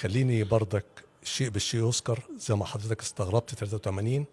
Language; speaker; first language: Arabic; native; Arabic